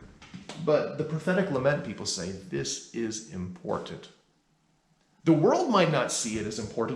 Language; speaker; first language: English; native; English